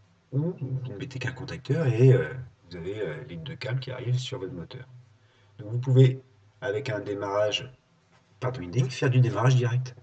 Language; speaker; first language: French; native; French